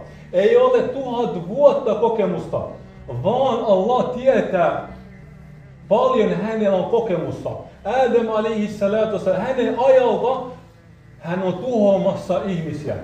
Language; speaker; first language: Finnish; non-native, fluent; Arabic